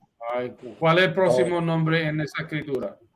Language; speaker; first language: Spanish; early bilingual, heritage; Spanish